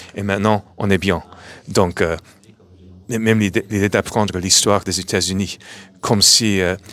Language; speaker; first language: French; non-native, fluent; English